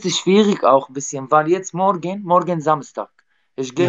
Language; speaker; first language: German; non-native, learner; Arabic